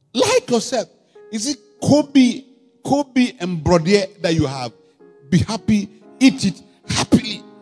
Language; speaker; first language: English; non-native, local second language; Akan